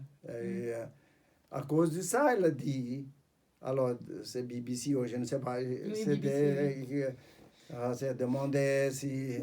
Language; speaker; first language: French; non-native, fluent; Tibetan